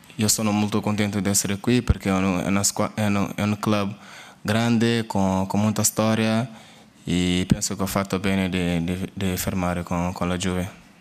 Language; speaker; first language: Italian; non-native, learner; Portuguese